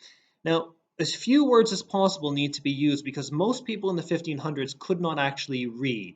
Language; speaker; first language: English; native; English